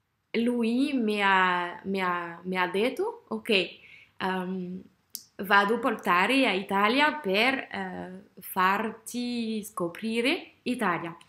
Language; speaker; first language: Italian; non-native, learner; French